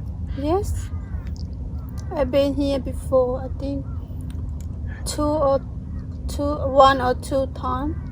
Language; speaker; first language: English; non-native, learner; Hmong